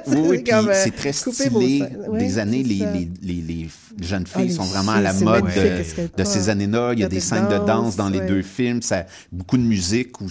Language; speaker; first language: French; native; French